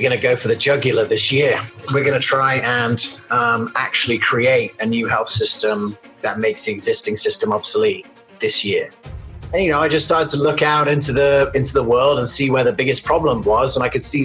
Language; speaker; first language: English; native; English